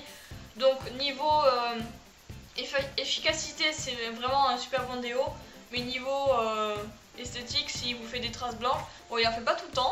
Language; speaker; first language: French; native; French